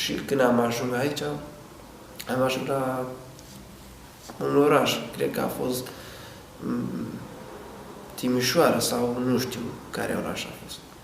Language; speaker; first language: Romanian; non-native, learner; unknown